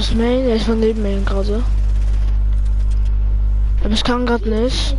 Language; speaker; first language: German; native; German